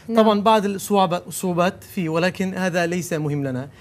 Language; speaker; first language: Arabic; non-native, learner; Turkish